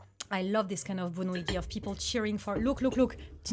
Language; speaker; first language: English; non-native, fluent; French